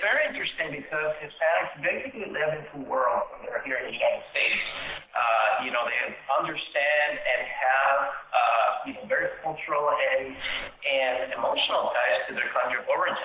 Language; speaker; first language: English; non-native, fluent; Spanish